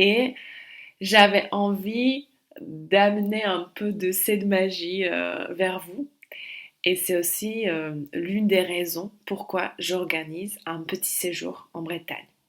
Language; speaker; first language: French; non-native, fluent; Slovak